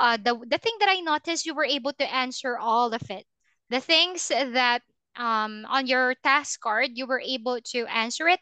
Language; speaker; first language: English; non-native, fluent; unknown